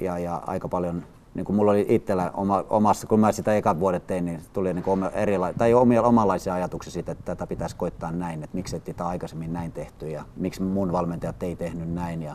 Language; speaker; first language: Finnish; early bilingual, other home language; Swedish